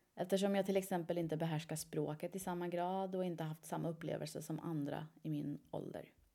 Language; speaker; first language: Swedish; early bilingual, other home language; Persian